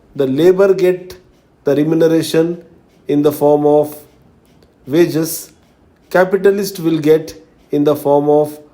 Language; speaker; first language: English; non-native, local second language; Marathi